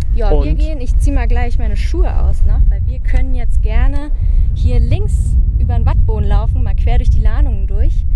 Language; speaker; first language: German; native; German